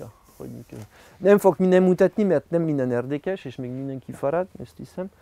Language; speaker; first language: Hungarian; non-native, learner; French